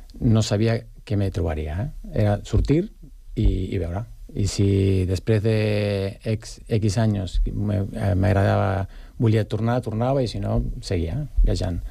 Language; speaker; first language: Catalan; non-native, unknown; Spanish